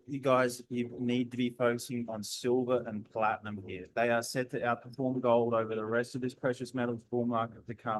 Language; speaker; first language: English; native; English